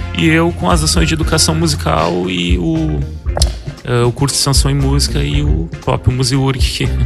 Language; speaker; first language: Portuguese; native; Portuguese